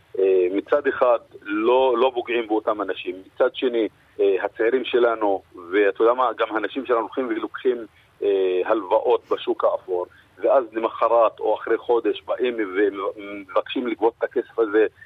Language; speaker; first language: Hebrew; non-native, local second language; Arabic